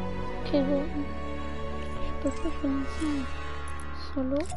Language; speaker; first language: French; native; French